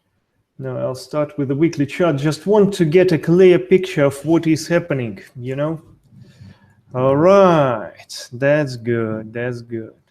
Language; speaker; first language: English; non-native, fluent; Russian